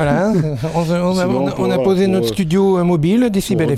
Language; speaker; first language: French; native; French